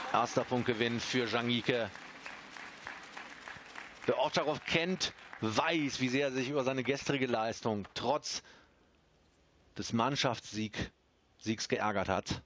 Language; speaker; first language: German; native; German